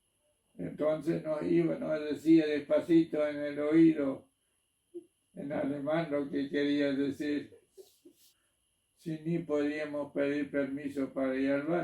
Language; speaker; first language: Spanish; non-native, local second language; German